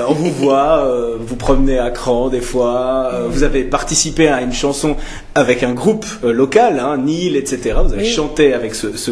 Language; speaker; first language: French; native; French